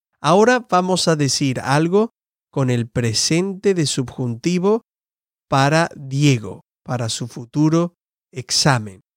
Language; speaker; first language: Spanish; non-native, fluent; English